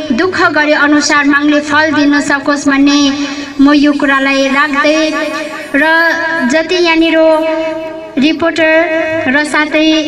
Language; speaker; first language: Nepali; non-native, local second language; Limbu